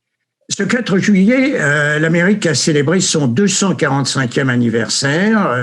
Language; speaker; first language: French; native; French